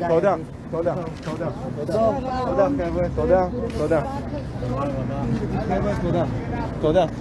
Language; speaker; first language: Hebrew; native; Hebrew